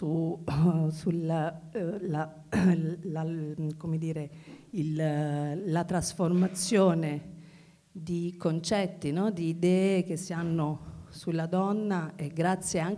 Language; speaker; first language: Italian; native; Italian